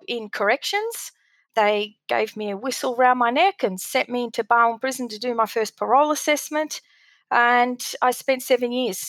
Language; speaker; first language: English; early bilingual, other home language; Greek